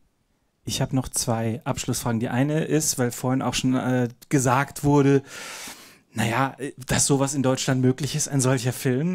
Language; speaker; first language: German; native; German